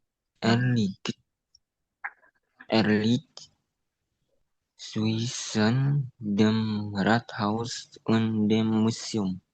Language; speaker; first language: German; non-native, learner; Indonesian